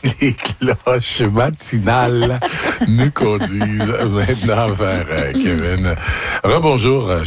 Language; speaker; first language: French; native; French